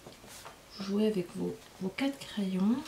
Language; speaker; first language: French; native; French